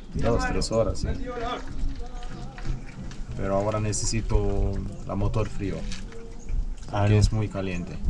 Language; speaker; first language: Spanish; non-native, learner; Romanian